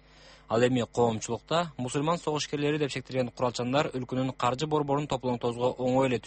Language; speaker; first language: Kyrgyz; native; Kyrgyz